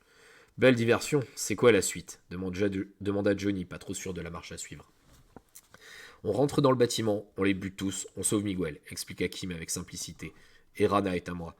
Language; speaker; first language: French; native; French